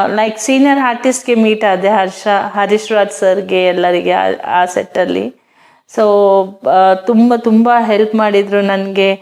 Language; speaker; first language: Kannada; non-native, fluent; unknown